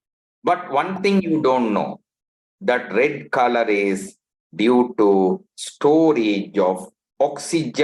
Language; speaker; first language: English; non-native, local second language; Tamil